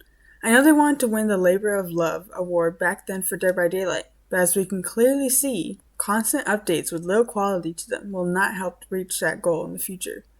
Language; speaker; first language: English; native; English